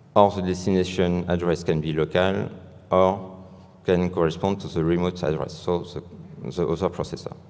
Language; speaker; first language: English; non-native, fluent; French